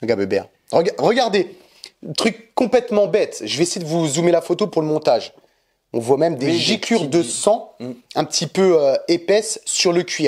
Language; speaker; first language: French; native; French